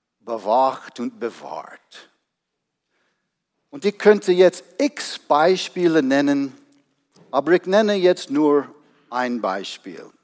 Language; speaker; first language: German; non-native, fluent; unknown